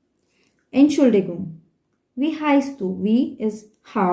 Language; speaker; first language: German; non-native, fluent; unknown